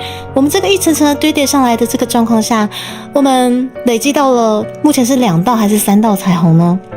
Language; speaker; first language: Chinese; native; Chinese